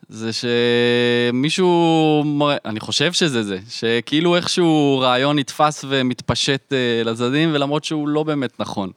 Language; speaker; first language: Hebrew; native; Hebrew